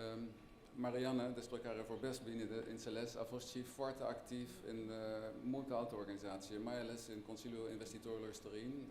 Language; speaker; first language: Romanian; non-native, fluent; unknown